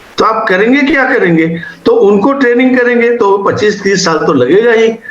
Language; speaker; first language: Hindi; non-native, local second language; Odia